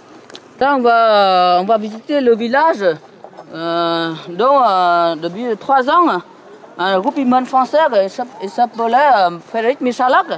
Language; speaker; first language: French; non-native, learner; Vietnamese